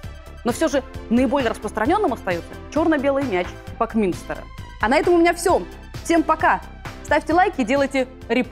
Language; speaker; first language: Russian; native; Russian